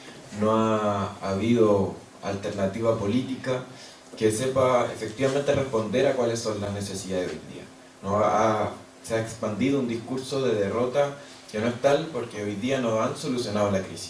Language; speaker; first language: Spanish; native; Spanish